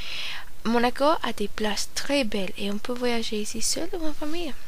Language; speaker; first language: French; non-native, learner; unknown